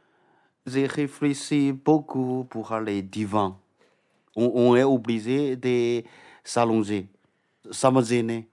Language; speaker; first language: French; non-native, fluent; Chinese